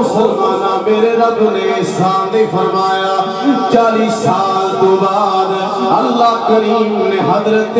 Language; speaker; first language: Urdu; non-native, local second language; Punjabi